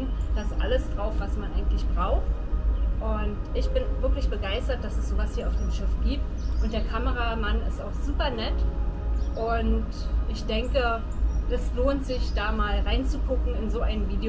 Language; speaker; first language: German; native; German